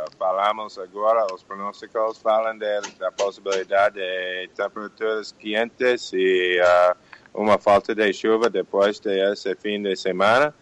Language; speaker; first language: Portuguese; non-native, fluent; English